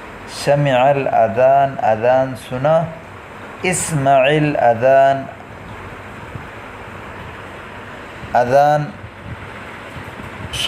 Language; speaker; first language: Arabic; non-native, fluent; Urdu